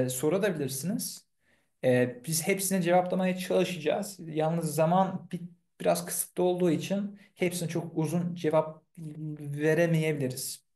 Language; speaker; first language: Turkish; early bilingual, heritage; Turkish